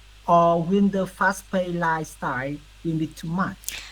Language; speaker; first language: English; non-native, learner; Vietnamese